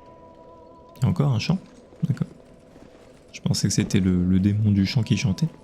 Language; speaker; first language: French; native; French